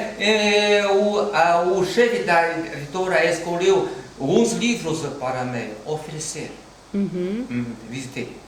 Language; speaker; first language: Portuguese; non-native, fluent; Chinese